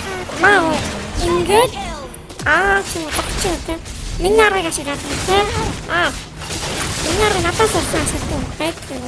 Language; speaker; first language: Mongolian; native; Mongolian